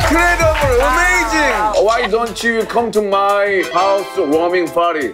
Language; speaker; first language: English; non-native, learner; Korean